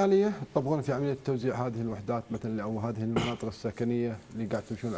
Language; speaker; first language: Arabic; native; Arabic